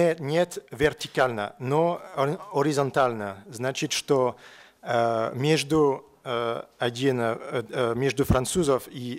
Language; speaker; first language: Russian; non-native, learner; French